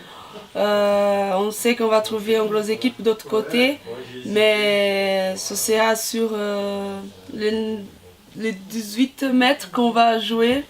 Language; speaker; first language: French; non-native, fluent; Portuguese